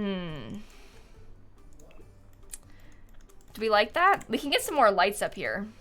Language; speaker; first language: English; native; English